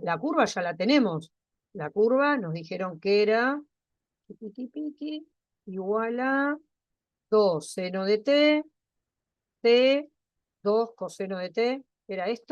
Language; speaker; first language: Spanish; native; Spanish